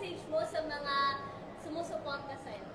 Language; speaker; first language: Filipino; native; Filipino